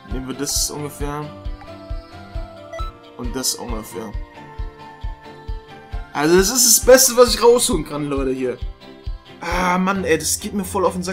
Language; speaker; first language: German; native; German